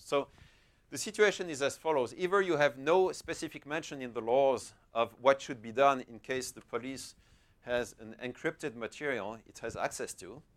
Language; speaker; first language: English; non-native, fluent; French